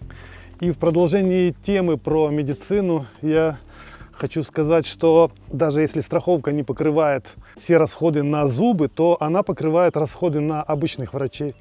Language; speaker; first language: Russian; native; Russian